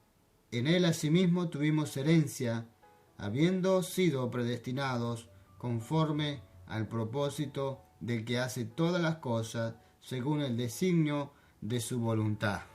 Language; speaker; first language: Spanish; non-native, fluent; French